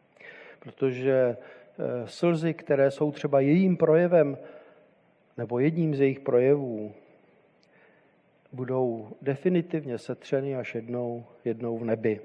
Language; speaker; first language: Czech; native; Czech